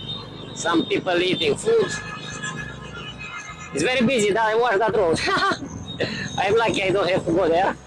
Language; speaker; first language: English; non-native, learner; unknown